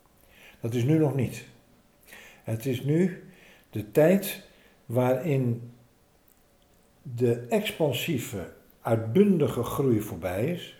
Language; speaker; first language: Dutch; native; Dutch